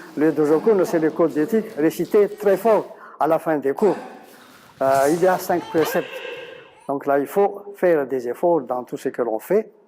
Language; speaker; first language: French; non-native, local second language; Malagasy